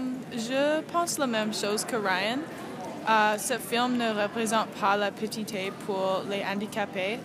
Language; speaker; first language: French; non-native, learner; English